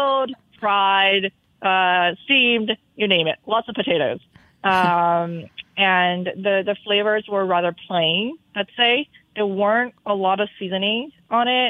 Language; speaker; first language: English; non-native, fluent; Chinese